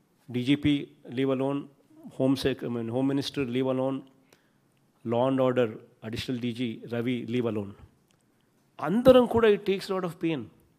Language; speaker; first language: English; non-native, local second language; Telugu